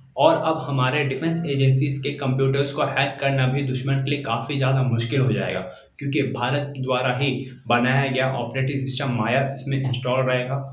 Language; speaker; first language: Hindi; native; Hindi